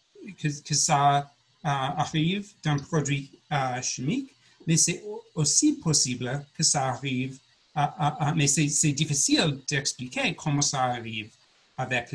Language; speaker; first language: French; non-native, learner; English